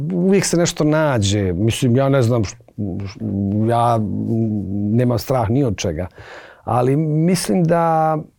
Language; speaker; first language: Bosnian; native; Bosnian